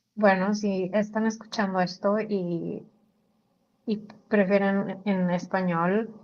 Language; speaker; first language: Spanish; early bilingual, other home language; English